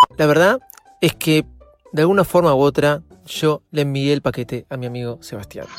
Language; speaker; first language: Spanish; native; Spanish